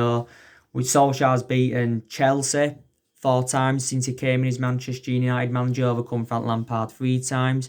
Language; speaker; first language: English; native; English